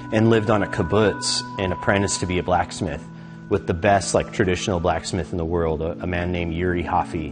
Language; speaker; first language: English; native; English